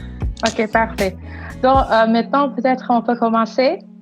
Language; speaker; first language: French; non-native, fluent; Indonesian